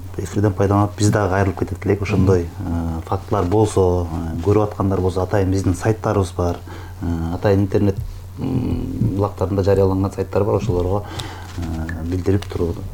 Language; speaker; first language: Kyrgyz; native; Kyrgyz